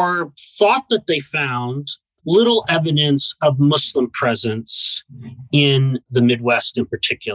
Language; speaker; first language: English; native; English